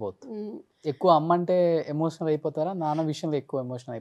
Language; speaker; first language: Telugu; native; Telugu